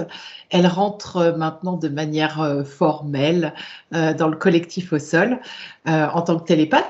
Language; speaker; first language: French; native; French